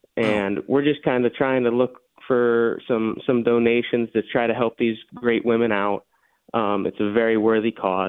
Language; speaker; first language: English; native; English